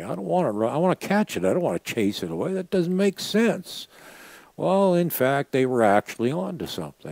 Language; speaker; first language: English; native; English